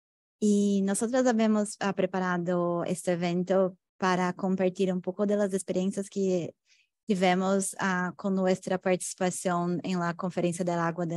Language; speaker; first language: Spanish; non-native, fluent; Portuguese